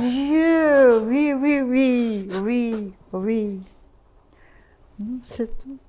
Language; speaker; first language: French; non-native, learner; Russian